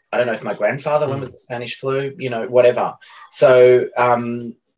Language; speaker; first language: English; native; English